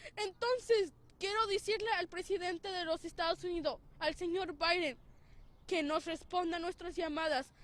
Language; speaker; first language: Spanish; early bilingual, heritage; Spanish